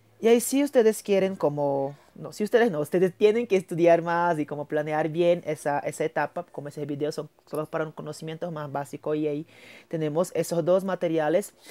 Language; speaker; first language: Spanish; non-native, fluent; Portuguese